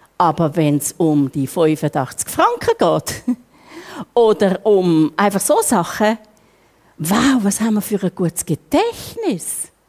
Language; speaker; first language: German; native; German